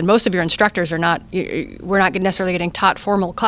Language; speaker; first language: English; native; English